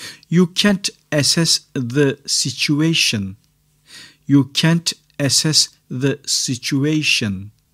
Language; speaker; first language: English; non-native, fluent; Turkish